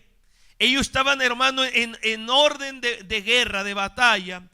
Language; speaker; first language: Spanish; native; Spanish